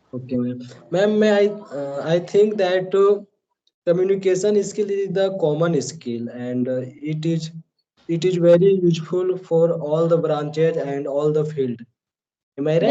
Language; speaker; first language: English; non-native, learner; Hindi